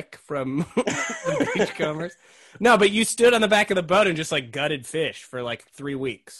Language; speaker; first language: English; native; English